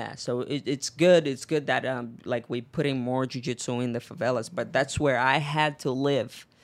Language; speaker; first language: English; non-native, fluent; Portuguese